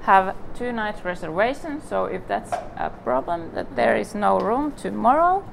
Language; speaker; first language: English; non-native, fluent; Finnish